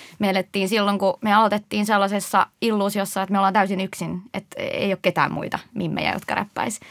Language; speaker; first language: Finnish; native; Finnish